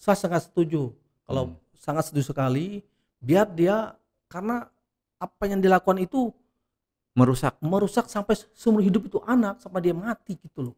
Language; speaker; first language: Indonesian; native; Indonesian